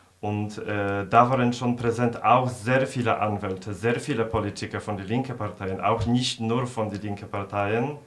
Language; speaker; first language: German; non-native, fluent; Polish